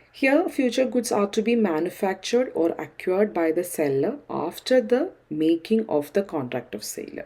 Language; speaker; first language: English; non-native, local second language; Malayalam